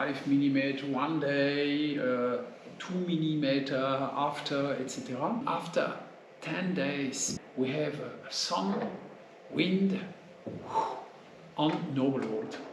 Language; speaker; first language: English; non-native, learner; French